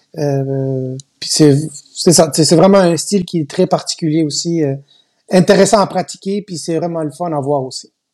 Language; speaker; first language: French; native; French